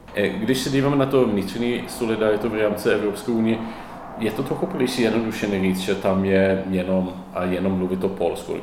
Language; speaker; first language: Czech; non-native, fluent; Swedish